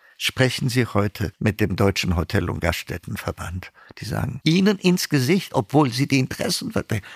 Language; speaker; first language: German; non-native, fluent; Amharic